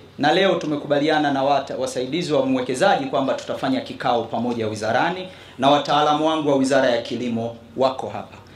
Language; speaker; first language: Swahili; native; Swahili